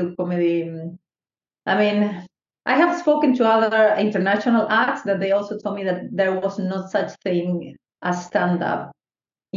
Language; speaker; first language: English; non-native, fluent; Spanish